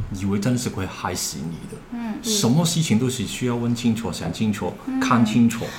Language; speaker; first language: Chinese; non-native, learner; Cantonese